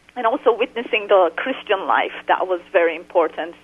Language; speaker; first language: English; non-native, fluent; Turkish